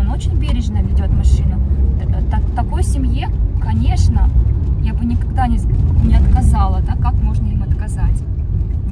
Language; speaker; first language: Russian; native; Russian